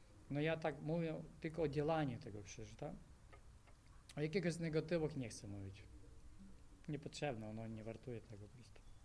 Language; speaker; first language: Ukrainian; native; Ukrainian